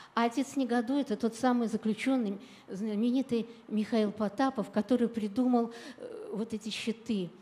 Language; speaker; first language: Russian; native; Russian